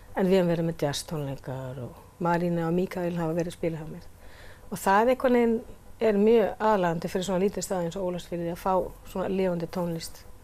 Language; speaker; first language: Icelandic; non-native, fluent; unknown